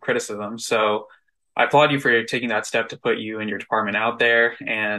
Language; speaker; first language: English; native; English